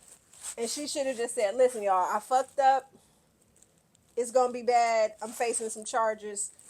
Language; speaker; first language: English; native; English